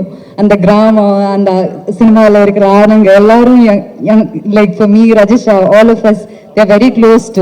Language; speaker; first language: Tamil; non-native, fluent; Malayalam